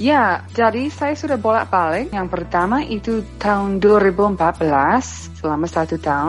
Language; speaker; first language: Indonesian; non-native, fluent; English